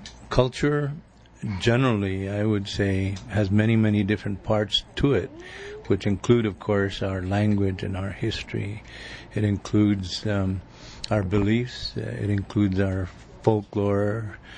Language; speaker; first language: English; early bilingual, other home language; Spanish